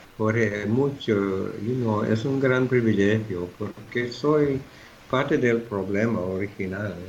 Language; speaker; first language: Spanish; non-native, fluent; English